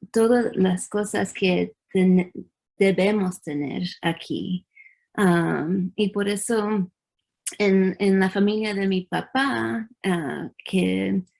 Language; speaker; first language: Spanish; early bilingual, heritage; English